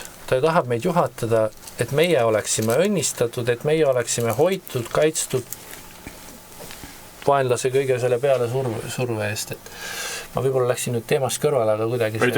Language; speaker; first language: Estonian; native; Estonian